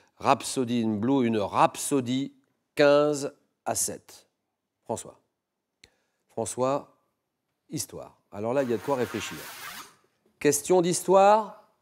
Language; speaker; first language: French; native; French